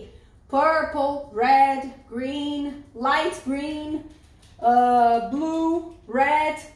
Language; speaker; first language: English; non-native, fluent; Portuguese